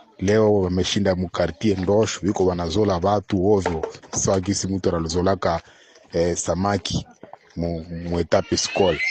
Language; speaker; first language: Swahili; native; Swahili